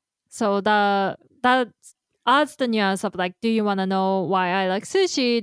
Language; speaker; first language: English; non-native, fluent; Japanese